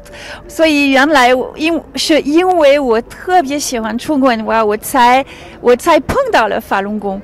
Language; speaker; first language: Chinese; non-native, fluent; French